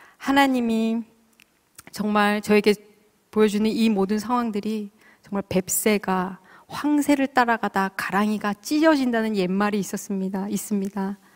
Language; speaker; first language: Korean; native; Korean